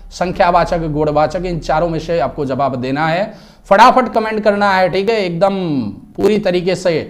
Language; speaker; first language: Hindi; native; Hindi